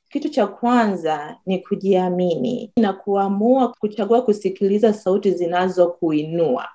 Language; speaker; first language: Swahili; native; Swahili